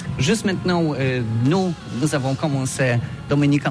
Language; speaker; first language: French; non-native, learner; Polish